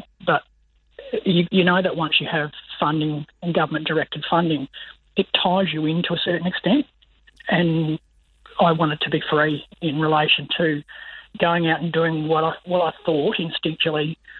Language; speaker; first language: English; native; English